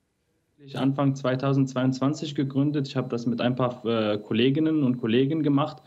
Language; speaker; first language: German; non-native, fluent; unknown